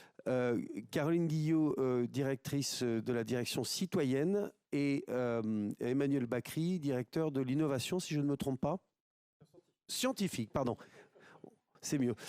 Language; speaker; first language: French; native; French